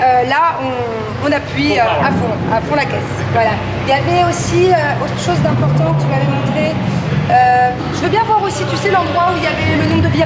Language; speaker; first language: French; native; French